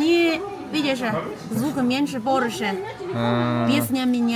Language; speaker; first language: Russian; non-native, learner; Chinese